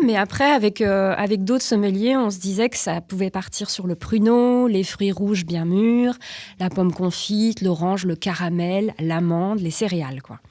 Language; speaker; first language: French; native; French